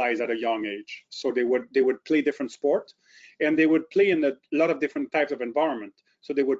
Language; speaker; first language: English; non-native, fluent; French